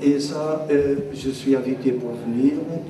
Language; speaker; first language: French; non-native, learner; Portuguese